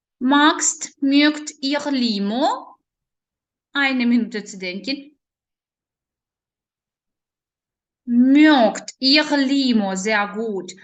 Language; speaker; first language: German; non-native, learner; Ukrainian